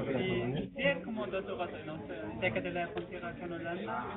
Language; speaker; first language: Spanish; non-native, fluent; German